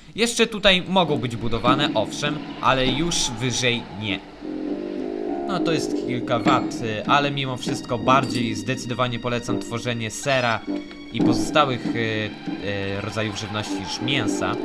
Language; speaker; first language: Polish; native; Polish